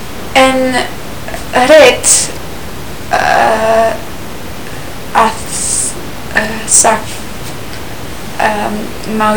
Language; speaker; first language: Icelandic; non-native, learner; English